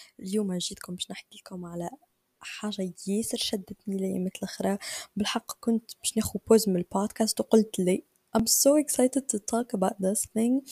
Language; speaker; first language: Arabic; native; Arabic